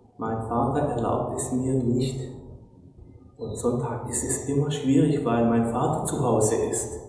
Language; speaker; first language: German; non-native, fluent; Turkish